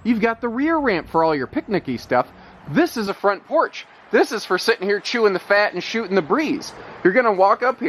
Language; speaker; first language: English; native; English